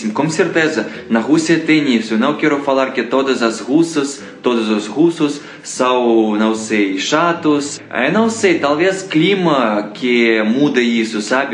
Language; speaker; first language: Portuguese; non-native, fluent; Russian